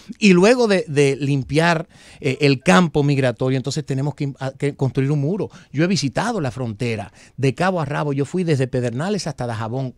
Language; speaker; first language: Spanish; early bilingual, heritage; Spanish